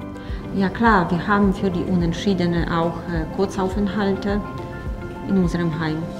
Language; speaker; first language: German; non-native, fluent; Polish